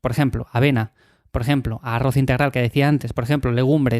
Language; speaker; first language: Spanish; native; Spanish